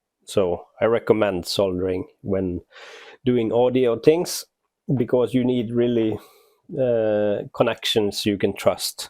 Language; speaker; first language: English; non-native, fluent; Norwegian